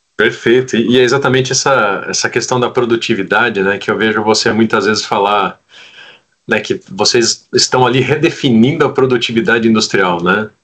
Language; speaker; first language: Portuguese; native; Portuguese